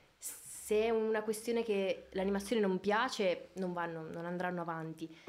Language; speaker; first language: Italian; native; Italian